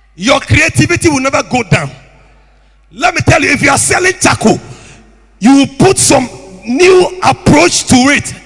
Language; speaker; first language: English; non-native, local second language; Akan